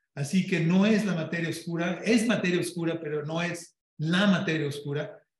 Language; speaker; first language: Spanish; native; Spanish